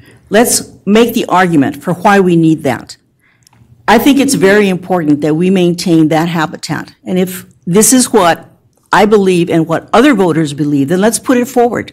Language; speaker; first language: English; early bilingual, other home language; Spanish